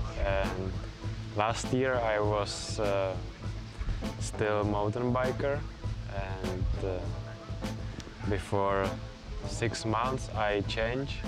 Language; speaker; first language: English; non-native, learner; Czech